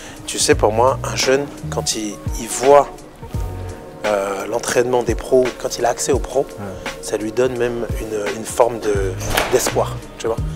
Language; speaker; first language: French; native; French